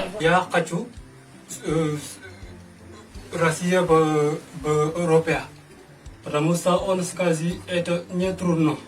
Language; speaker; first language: Russian; non-native, learner; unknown